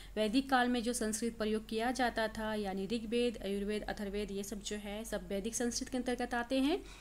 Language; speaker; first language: Hindi; native; Hindi